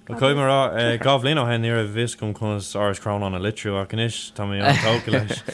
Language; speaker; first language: Irish; non-native, local second language; English